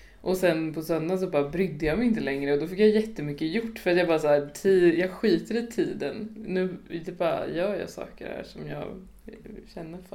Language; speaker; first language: Swedish; native; Swedish